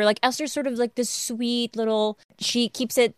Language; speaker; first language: English; non-native, local second language; Filipino